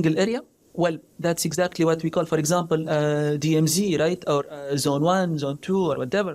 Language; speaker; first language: English; non-native, fluent; Arabic